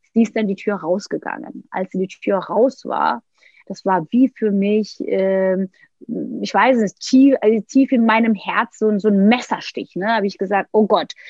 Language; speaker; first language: German; non-native, fluent; Turkish